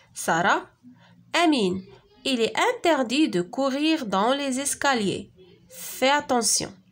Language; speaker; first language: French; non-native, local second language; Arabic